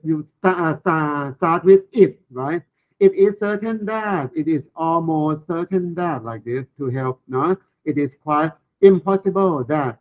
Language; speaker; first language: English; non-native, fluent; Thai